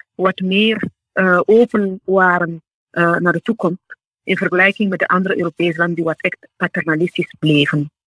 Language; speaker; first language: Dutch; non-native, fluent; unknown